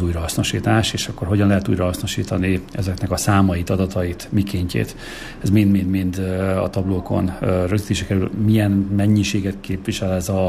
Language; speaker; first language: Hungarian; native; Hungarian